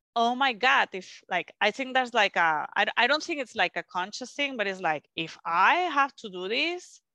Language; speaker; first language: English; non-native, fluent; Spanish